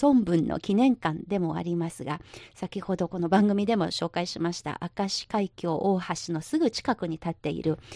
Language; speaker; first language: Japanese; non-native, local second language; Chinese